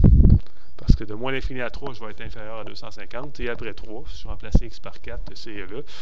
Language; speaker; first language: French; native; French